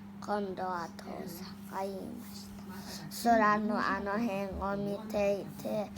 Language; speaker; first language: Japanese; non-native, learner; Thai